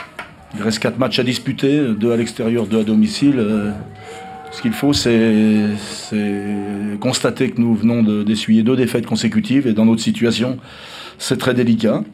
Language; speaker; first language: French; native; French